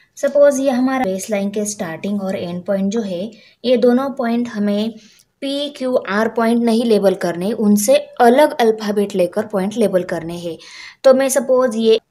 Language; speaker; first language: Hindi; non-native, local second language; Marathi